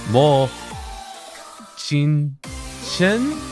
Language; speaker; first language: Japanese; non-native, learner; English